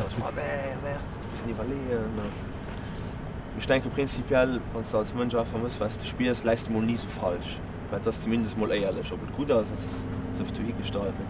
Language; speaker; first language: German; non-native, local second language; Luxembourgish